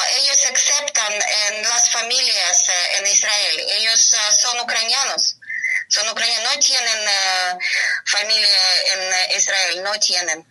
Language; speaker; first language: Spanish; non-native, learner; Ukrainian